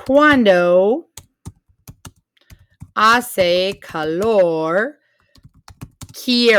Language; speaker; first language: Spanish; non-native, fluent; English